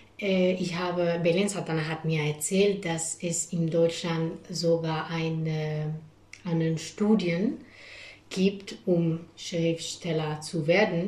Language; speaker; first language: German; non-native, fluent; Spanish